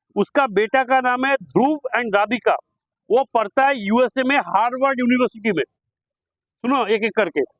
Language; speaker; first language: Hindi; non-native, local second language; Bangla